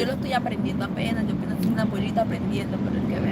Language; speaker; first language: Spanish; native; Spanish